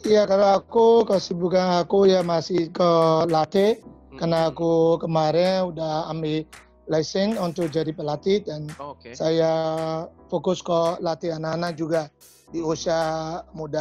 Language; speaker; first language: Indonesian; non-native, fluent; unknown